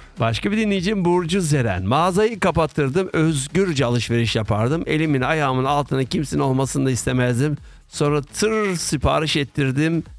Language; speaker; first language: Turkish; early bilingual, heritage; Turkish